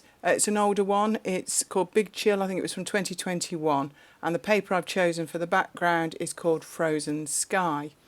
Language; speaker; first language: English; native; English